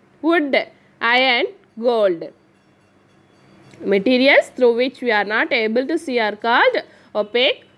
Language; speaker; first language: English; non-native, local second language; Tamil